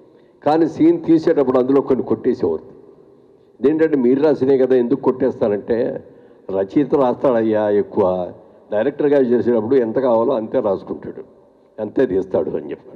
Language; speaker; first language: Telugu; native; Telugu